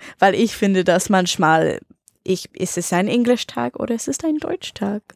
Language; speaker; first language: German; non-native, learner; English